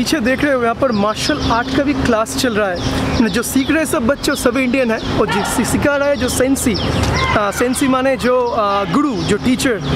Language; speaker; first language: Hindi; non-native, local second language; Bangla